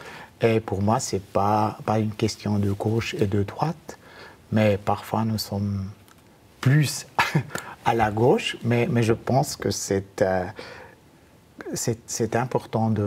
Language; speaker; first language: French; non-native, fluent; German